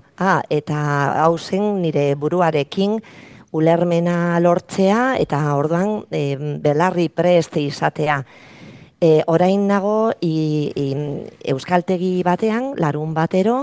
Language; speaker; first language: Basque; non-native, local second language; Spanish